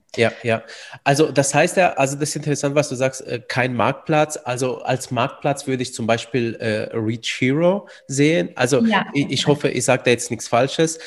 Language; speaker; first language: German; early bilingual, other home language; Romanian